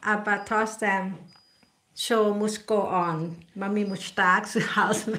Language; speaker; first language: German; non-native, learner; Thai